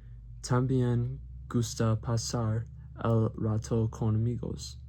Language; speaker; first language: Spanish; non-native, learner; English